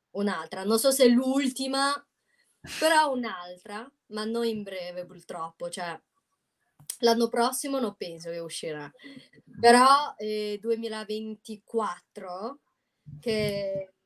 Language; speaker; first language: Italian; non-native, fluent; Chinese